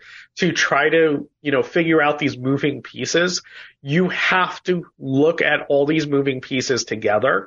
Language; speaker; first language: English; native; English